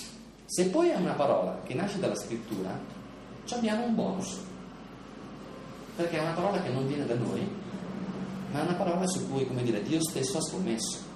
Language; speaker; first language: Italian; native; Italian